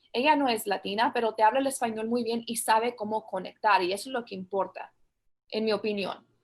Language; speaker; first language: Spanish; early bilingual, heritage; Spanish